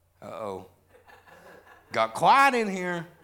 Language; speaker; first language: English; native; English